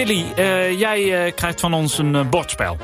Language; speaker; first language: Dutch; native; Dutch